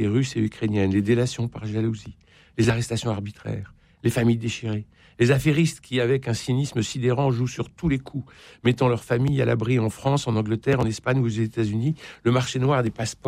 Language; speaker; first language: French; native; French